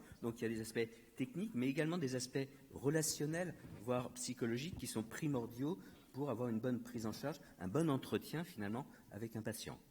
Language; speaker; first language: French; native; French